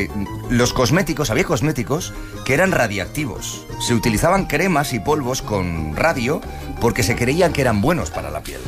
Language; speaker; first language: Spanish; native; Spanish